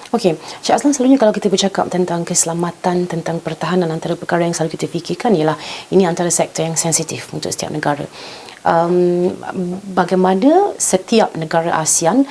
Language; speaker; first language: Malay; native; Malay